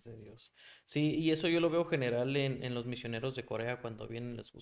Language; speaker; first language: Spanish; native; Spanish